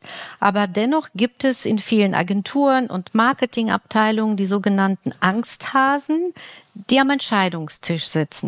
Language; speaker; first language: German; native; German